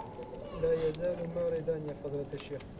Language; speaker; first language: Arabic; non-native, learner; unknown